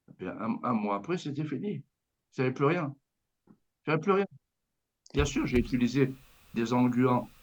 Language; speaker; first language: French; native; French